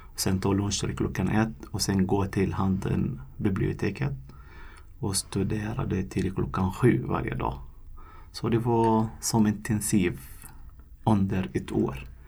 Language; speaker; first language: Swedish; non-native, fluent; Arabic